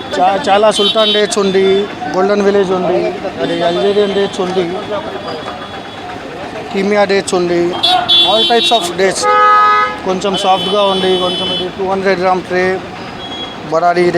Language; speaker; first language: Telugu; non-native, local second language; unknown